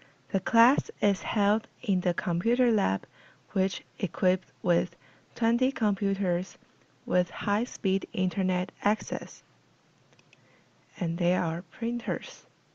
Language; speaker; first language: English; non-native, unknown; Chinese